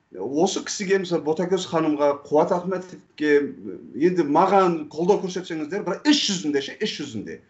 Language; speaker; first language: Kazakh; non-native, fluent; Turkish